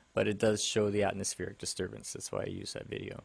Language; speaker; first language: English; native; English